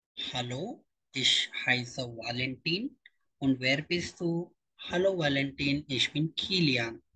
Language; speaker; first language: German; non-native, fluent; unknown